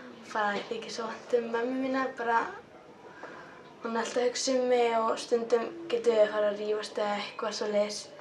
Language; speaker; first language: Icelandic; non-native, local second language; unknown